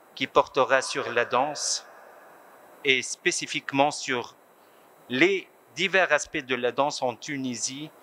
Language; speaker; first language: French; non-native, local second language; Arabic